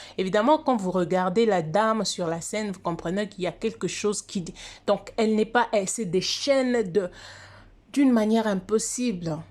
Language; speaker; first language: French; non-native, local second language; Lingala